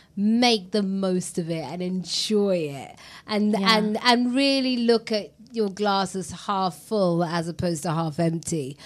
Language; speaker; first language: English; native; English